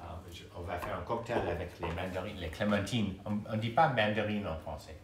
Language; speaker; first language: French; non-native, fluent; English